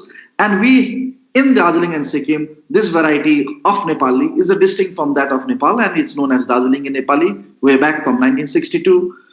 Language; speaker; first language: English; non-native, local second language; Nepali